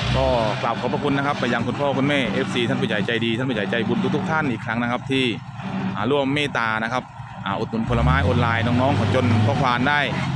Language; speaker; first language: Thai; non-native, local second language; Northeastern Thai